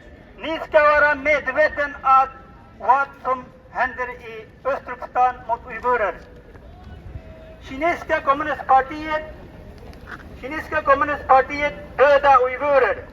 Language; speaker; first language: Swedish; non-native, learner; Uyghur